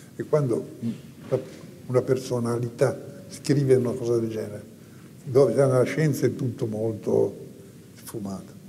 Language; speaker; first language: Italian; native; Italian